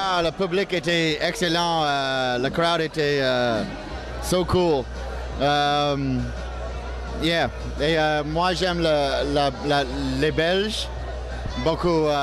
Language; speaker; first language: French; non-native, local second language; English